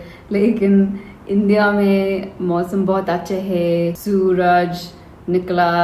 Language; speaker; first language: Hindi; non-native, learner; English